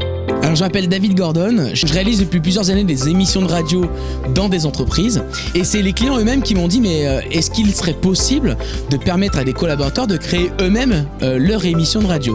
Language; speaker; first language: French; native; French